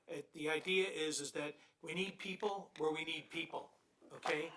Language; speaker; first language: English; native; English